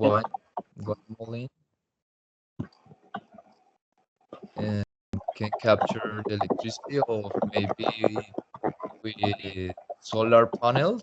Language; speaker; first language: English; non-native, learner; Spanish